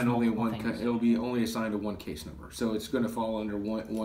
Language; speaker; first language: English; native; English